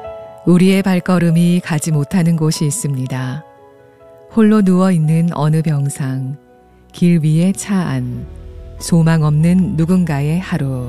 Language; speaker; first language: Korean; native; Korean